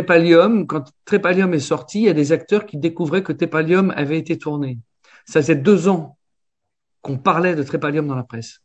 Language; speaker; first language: French; native; French